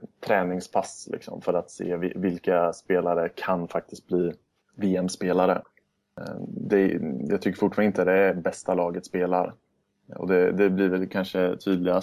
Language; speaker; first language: Swedish; native; Swedish